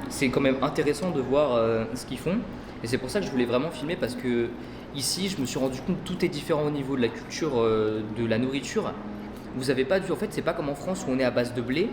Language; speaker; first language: French; native; French